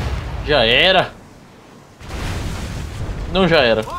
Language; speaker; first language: Portuguese; native; Portuguese